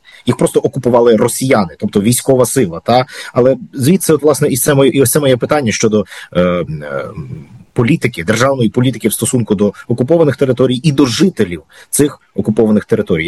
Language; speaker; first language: Ukrainian; native; Ukrainian